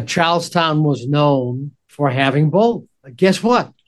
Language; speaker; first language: English; native; English